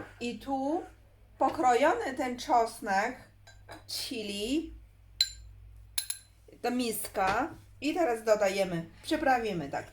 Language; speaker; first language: Polish; non-native, learner; Chinese